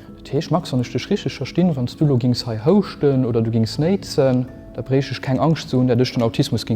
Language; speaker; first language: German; non-native, local second language; Luxembourgish